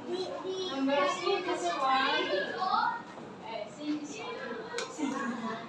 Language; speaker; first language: English; non-native, learner; Indonesian